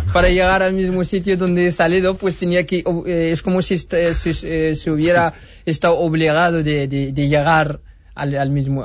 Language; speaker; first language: Spanish; non-native, fluent; Berber languages